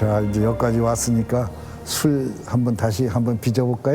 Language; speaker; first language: Korean; native; Korean